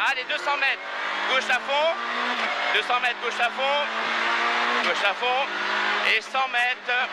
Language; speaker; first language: French; native; French